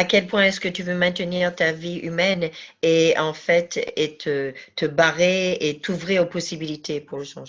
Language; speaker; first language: French; native; French